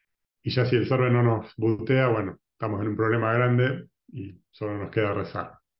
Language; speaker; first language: Spanish; native; Spanish